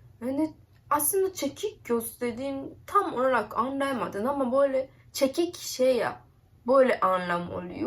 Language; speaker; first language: Turkish; non-native, learner; Japanese